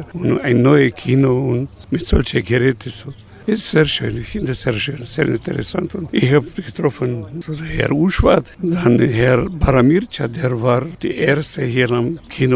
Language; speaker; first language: German; non-native, learner; Romanian